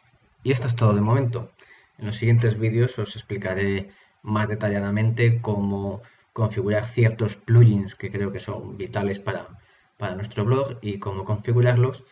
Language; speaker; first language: Spanish; native; Spanish